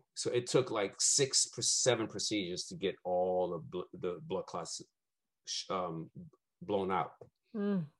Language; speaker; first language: English; native; English